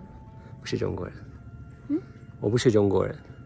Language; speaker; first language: Chinese; non-native, learner; Turkish